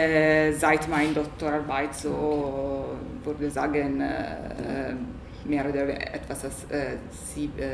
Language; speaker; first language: German; non-native, learner; Italian